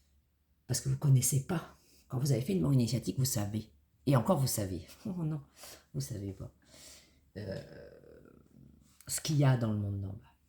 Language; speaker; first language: French; native; French